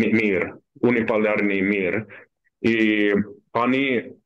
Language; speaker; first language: Russian; non-native, learner; Finnish